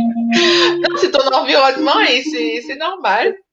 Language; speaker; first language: French; native; French